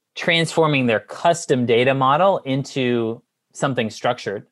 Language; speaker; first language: English; native; English